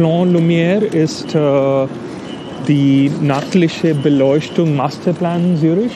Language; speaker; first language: German; non-native, learner; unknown